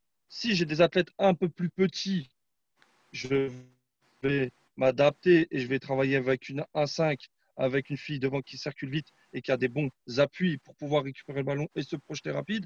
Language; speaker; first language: French; non-native, fluent; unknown